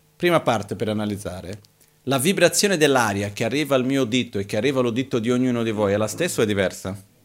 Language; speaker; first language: Italian; non-native, fluent; Portuguese